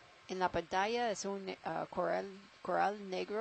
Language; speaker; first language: Spanish; non-native, learner; English